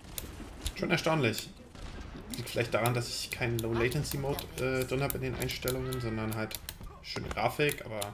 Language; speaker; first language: German; native; German